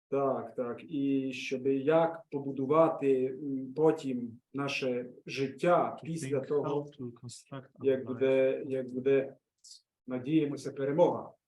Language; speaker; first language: Ukrainian; native; Ukrainian